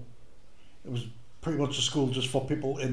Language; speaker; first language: English; native; English